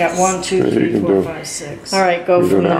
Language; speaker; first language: English; native; English